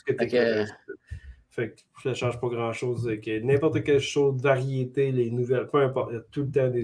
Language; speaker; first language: French; native; French